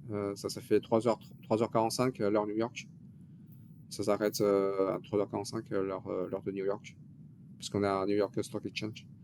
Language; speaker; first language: French; native; French